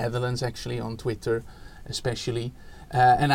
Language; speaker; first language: English; non-native, fluent; Dutch